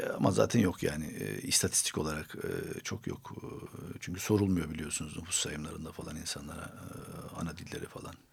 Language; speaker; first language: Turkish; non-native, local second language; Armenian